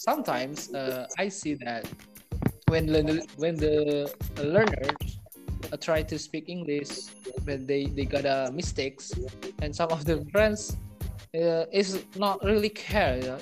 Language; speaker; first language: English; non-native, learner; Indonesian